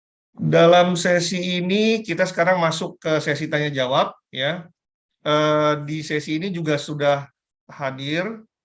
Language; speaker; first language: Indonesian; native; Indonesian